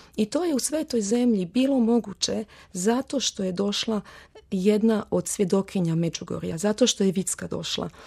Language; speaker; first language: Croatian; early bilingual, heritage; Croatian